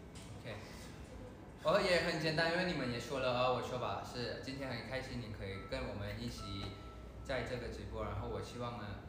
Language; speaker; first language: Chinese; non-native, learner; Thai